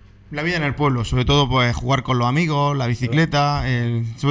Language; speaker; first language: Spanish; native; Spanish